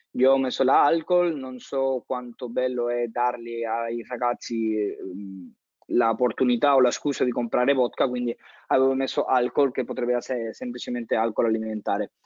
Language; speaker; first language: Italian; non-native, fluent; Spanish